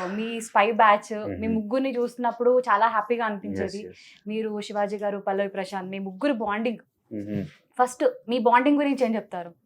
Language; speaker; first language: Telugu; native; Telugu